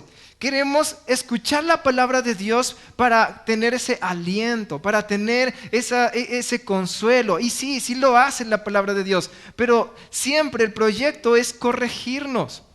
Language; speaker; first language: Spanish; native; Spanish